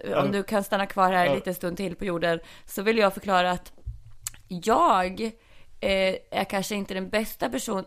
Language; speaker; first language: Swedish; native; Swedish